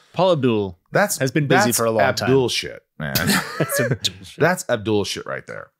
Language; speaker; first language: English; native; English